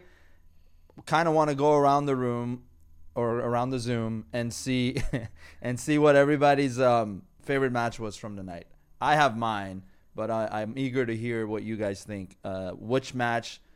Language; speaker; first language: English; non-native, fluent; Persian